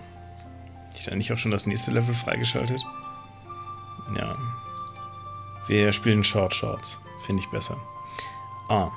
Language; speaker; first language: German; native; German